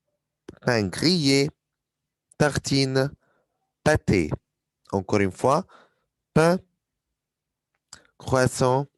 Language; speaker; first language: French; non-native, fluent; Arabic